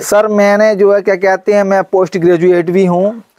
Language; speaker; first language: Hindi; native; Hindi